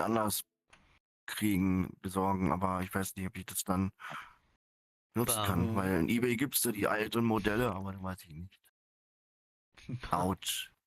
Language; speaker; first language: German; non-native, fluent; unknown